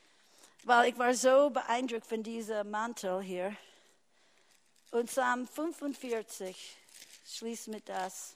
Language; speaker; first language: German; non-native, fluent; English